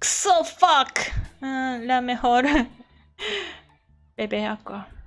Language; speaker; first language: Spanish; non-native, learner; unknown